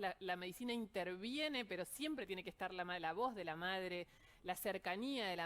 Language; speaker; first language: Spanish; native; Spanish